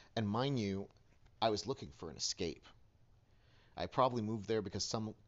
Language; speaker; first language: English; native; English